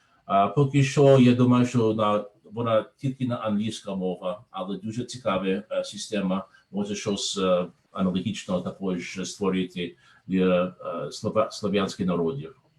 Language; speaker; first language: Ukrainian; non-native, learner; English